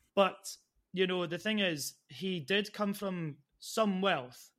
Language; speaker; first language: English; native; English